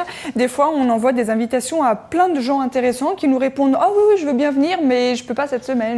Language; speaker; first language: French; native; French